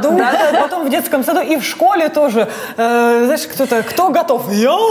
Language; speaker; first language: Russian; native; Russian